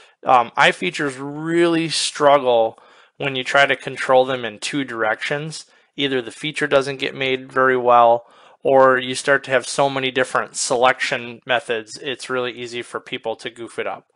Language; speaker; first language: English; native; English